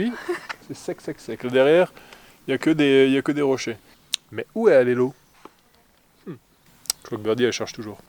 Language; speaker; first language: French; native; French